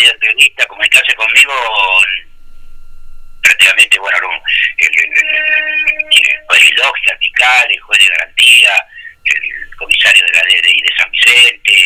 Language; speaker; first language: Spanish; native; Spanish